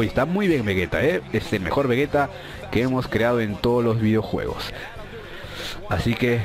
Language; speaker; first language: Spanish; native; Spanish